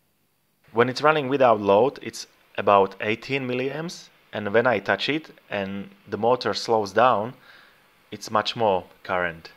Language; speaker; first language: English; non-native, fluent; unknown